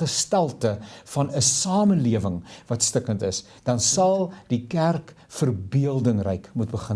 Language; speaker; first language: Afrikaans; native; Afrikaans